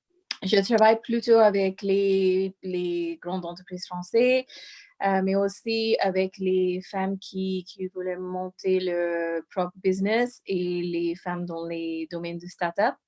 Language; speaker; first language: French; non-native, fluent; English